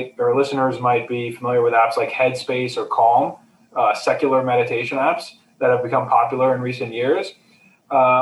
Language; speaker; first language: English; native; English